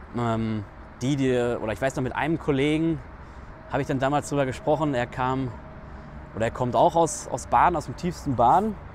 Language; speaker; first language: German; native; German